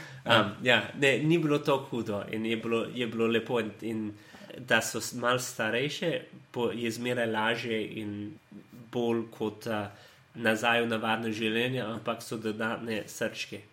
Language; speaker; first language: Slovenian; non-native, learner; English